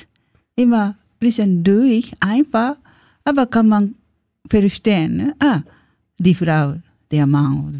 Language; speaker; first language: German; non-native, learner; Japanese